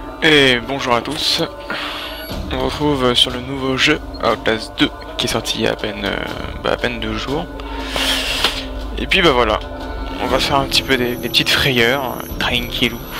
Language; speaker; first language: French; native; French